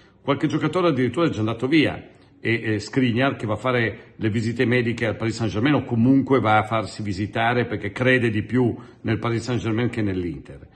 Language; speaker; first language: Italian; native; Italian